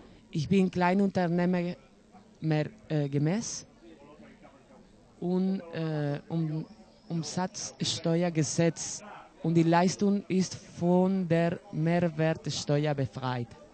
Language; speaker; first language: German; non-native, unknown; Spanish